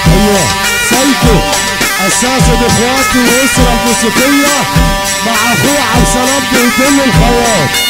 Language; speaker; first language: Arabic; native; Arabic